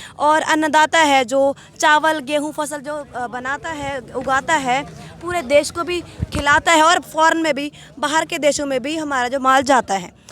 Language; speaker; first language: Hindi; non-native, local second language; Punjabi